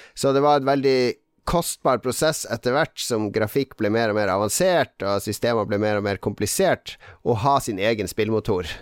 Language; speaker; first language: Norwegian; native; Norwegian